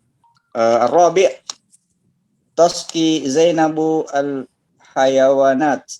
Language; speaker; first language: Arabic; non-native, learner; Indonesian